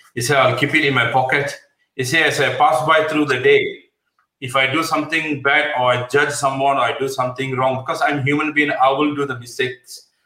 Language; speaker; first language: English; non-native, local second language; Punjabi